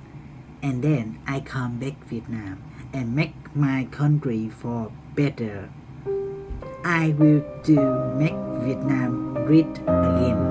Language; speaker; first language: English; non-native, learner; Vietnamese